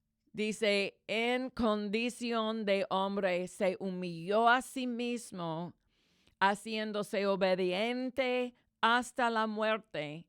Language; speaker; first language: Spanish; non-native, fluent; English